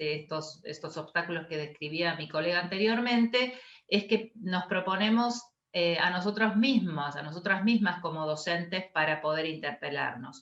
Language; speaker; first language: Spanish; native; Spanish